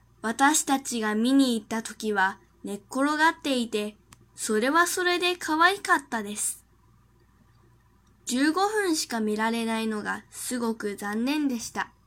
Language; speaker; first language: Japanese; non-native, fluent; Chinese